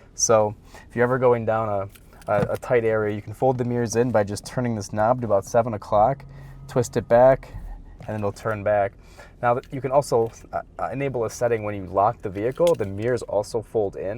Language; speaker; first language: English; native; English